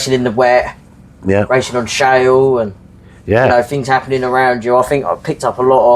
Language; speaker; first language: English; native; English